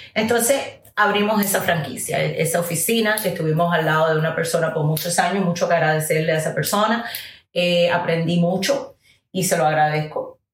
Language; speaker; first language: Spanish; early bilingual, heritage; Spanish